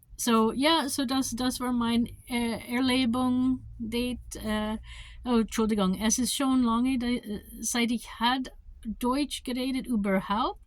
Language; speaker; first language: German; non-native, learner; English